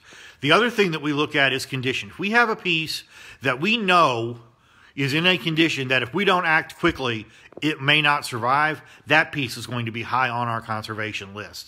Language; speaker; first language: English; native; English